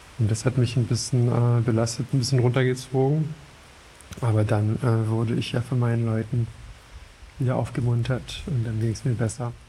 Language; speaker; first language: German; non-native, fluent; French